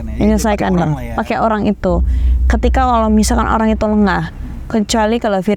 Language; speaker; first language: Indonesian; native; Indonesian